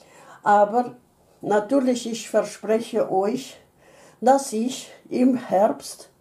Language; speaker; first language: German; non-native, fluent; Russian